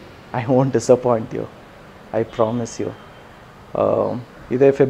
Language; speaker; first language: Telugu; non-native, learner; Kannada